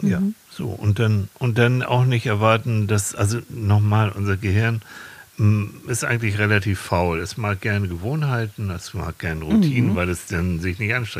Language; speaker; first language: German; native; German